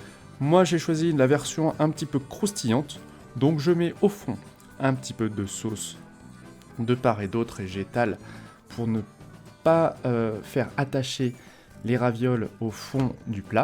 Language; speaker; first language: French; native; French